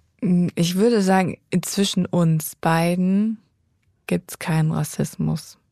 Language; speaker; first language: German; native; German